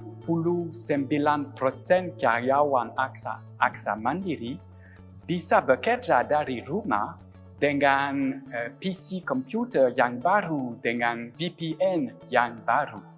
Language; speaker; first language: Indonesian; non-native, learner; French